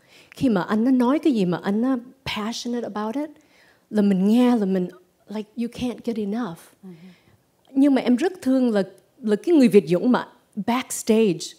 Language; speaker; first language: Vietnamese; early bilingual, heritage; Vietnamese